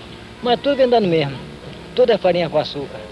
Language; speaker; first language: Portuguese; native; Portuguese